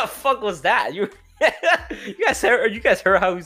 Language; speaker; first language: English; non-native, fluent; Spanish